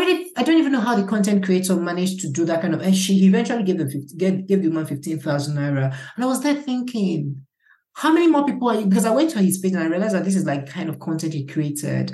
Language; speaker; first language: English; non-native, local second language; Igbo